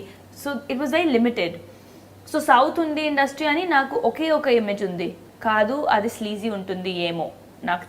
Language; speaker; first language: Telugu; non-native, local second language; Hindi